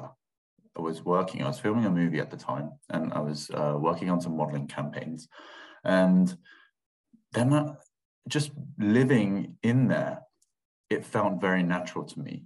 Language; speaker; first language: English; non-native, local second language; Thai